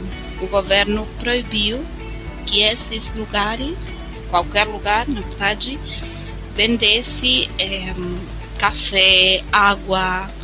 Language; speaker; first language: Portuguese; non-native, fluent; Spanish